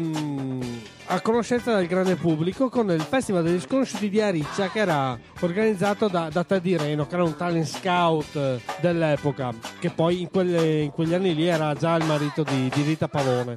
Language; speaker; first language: Italian; native; Italian